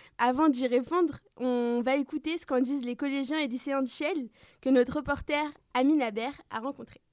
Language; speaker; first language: French; native; French